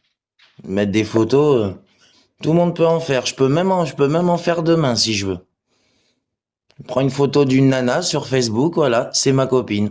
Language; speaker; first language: French; native; French